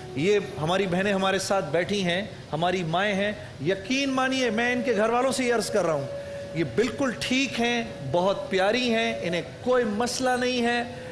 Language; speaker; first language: Urdu; native; Urdu